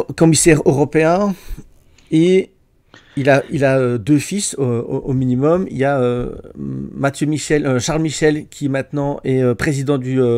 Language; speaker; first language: French; native; French